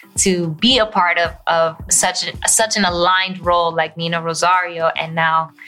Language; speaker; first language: English; early bilingual, other home language; Spanish